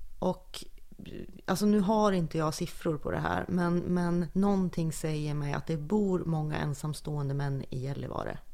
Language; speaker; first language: Swedish; native; Swedish